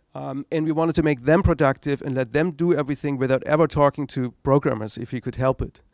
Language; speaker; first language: English; non-native, fluent; German